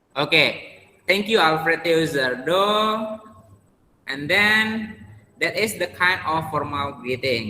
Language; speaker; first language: English; non-native, learner; Indonesian